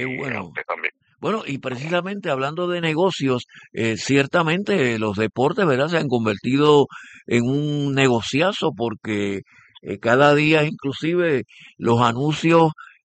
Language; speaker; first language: Spanish; native; Spanish